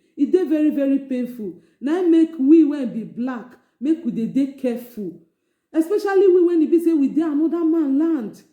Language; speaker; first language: Nigerian Pidgin; native; Nigerian Pidgin